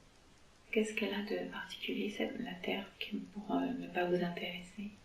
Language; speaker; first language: French; native; French